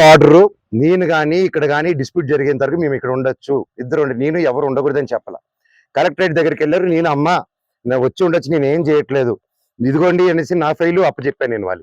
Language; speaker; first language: Telugu; native; Telugu